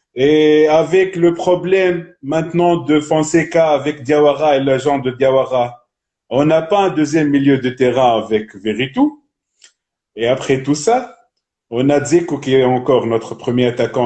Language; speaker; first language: French; non-native, local second language; Arabic